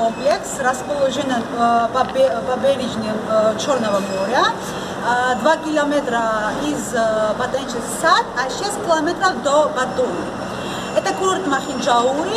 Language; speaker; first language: Russian; non-native, learner; Georgian